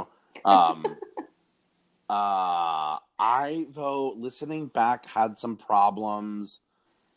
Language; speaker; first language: English; native; English